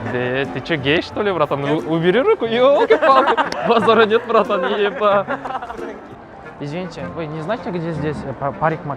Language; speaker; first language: Russian; non-native, local second language; Kazakh